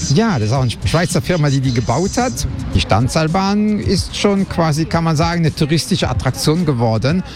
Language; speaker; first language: German; non-native, local second language; Luxembourgish